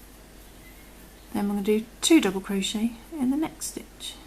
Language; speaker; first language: English; native; English